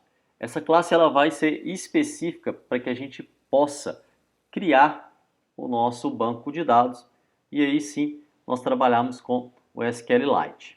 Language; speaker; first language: Portuguese; native; Portuguese